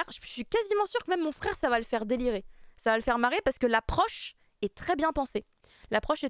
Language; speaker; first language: French; native; French